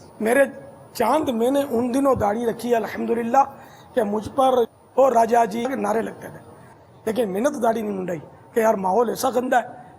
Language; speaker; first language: Urdu; non-native, local second language; Memoni